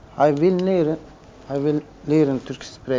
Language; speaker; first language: Dutch; non-native, learner; Turkish